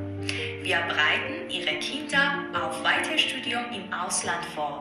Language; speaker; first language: German; non-native, fluent; Persian